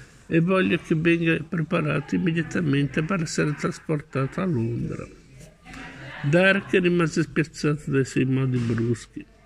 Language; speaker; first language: Italian; native; Italian